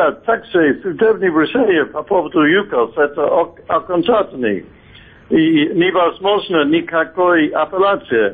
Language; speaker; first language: Russian; non-native, fluent; English